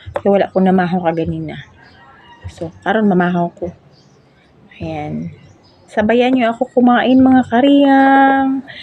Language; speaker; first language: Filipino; non-native, local second language; Cebuano